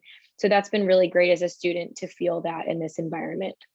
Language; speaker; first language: English; native; English